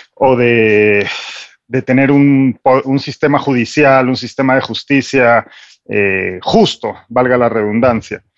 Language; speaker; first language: Spanish; native; Spanish